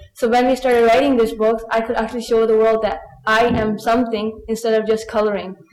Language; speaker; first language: English; early bilingual, other home language; Punjabi